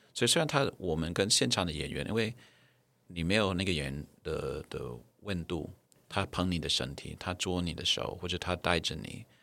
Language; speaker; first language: Chinese; non-native, fluent; English